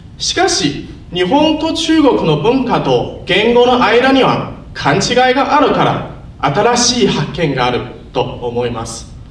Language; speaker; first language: Japanese; non-native, learner; Chinese